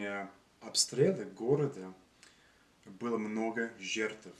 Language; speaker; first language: Russian; non-native, learner; English